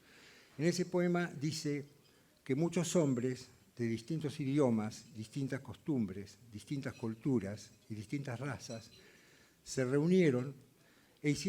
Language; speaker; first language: Spanish; native; Spanish